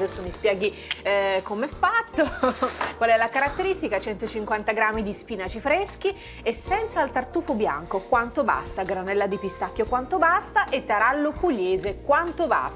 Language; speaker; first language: Italian; native; Italian